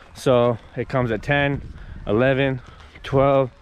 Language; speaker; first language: English; non-native, fluent; Croatian